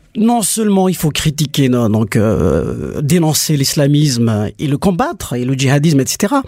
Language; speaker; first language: French; non-native, local second language; Kabyle